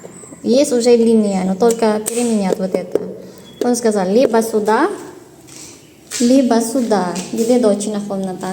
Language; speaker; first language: Russian; non-native, learner; Filipino